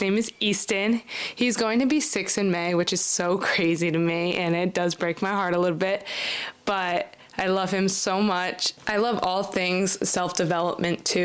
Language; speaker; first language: English; native; English